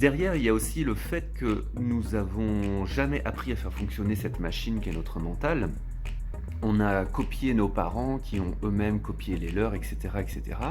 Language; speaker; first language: French; native; French